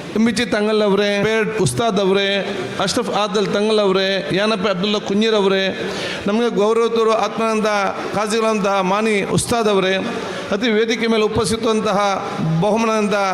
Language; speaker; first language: Kannada; non-native, local second language; Badaga